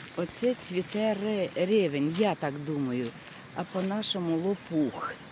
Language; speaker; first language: Ukrainian; non-native, local second language; Russian